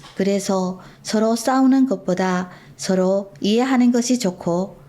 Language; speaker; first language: Korean; early bilingual, heritage; Korean